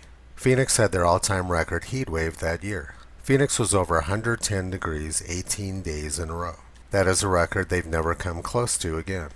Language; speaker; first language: English; native; English